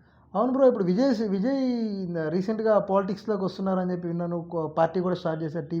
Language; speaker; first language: Telugu; native; Telugu